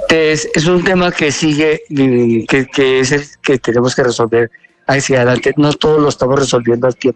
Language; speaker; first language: Spanish; native; Spanish